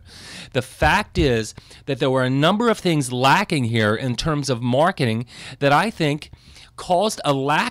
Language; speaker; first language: English; native; English